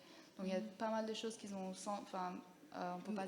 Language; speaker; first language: French; non-native, fluent; Persian